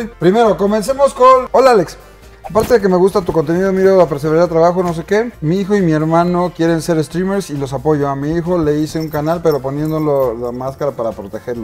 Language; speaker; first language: Spanish; native; Spanish